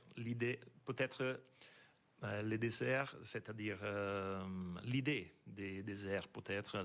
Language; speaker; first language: French; non-native, fluent; Italian